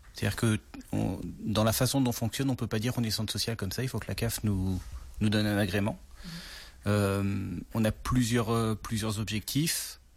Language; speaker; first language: French; native; French